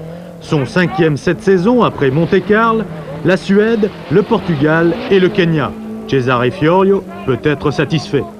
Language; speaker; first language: French; native; French